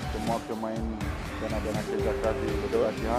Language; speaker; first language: Indonesian; non-native, learner; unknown